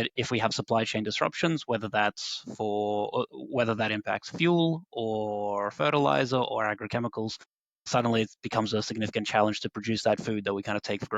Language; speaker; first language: English; native; English